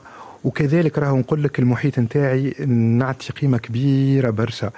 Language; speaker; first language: Arabic; native; Arabic